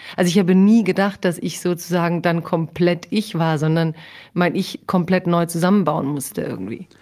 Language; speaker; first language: German; early bilingual, other home language; Croatian